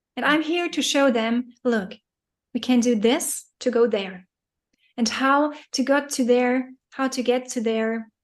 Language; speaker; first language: English; non-native, fluent; German